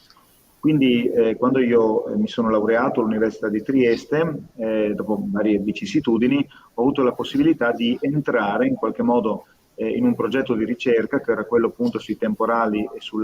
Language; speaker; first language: Italian; native; Italian